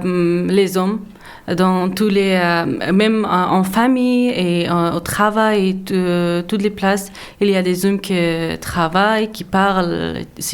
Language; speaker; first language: French; non-native, learner; Persian